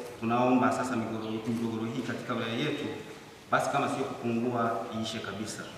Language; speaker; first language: Swahili; native; Swahili